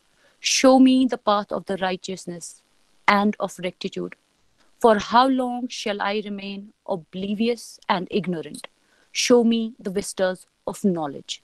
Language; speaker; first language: English; non-native, local second language; Kashmiri